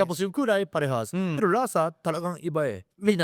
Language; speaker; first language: Filipino; non-native, learner; Japanese